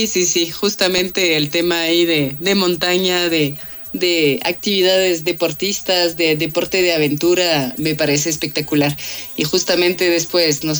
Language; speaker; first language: Spanish; non-native, fluent; French